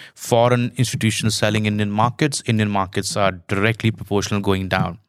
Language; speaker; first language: English; non-native, local second language; Hindi